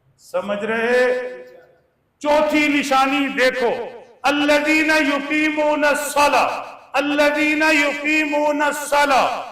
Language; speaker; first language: Urdu; non-native, local second language; Punjabi